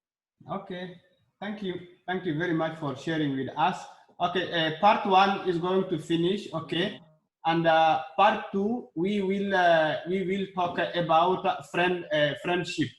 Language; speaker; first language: English; non-native, learner; Arabic